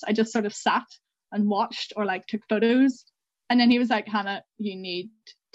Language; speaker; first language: English; native; English